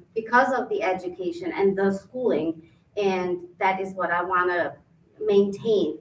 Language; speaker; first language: English; early bilingual, other home language; Albanian